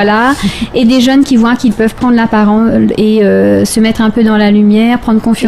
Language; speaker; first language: French; native; French